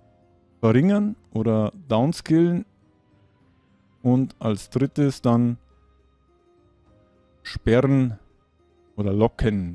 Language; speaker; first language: German; native; German